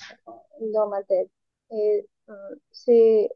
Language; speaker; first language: French; non-native, learner; Hindi